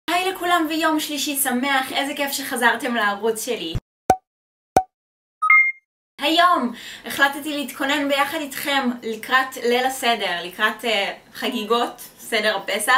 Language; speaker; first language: Hebrew; native; Hebrew